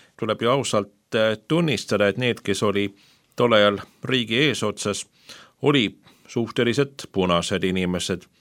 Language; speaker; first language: Estonian; non-native, fluent; Swedish